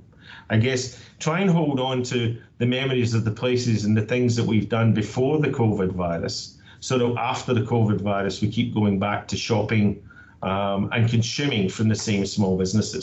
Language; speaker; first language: English; native; English